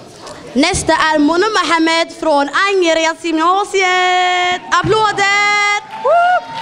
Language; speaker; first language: Swedish; early bilingual, other home language; Somali